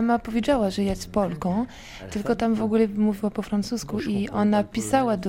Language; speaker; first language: Polish; non-native, learner; French